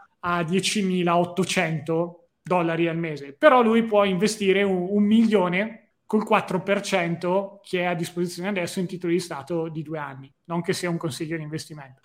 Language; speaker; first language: Italian; native; Italian